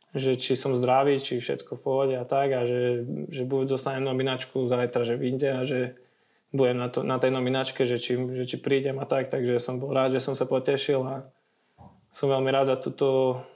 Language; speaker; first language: Slovak; native; Slovak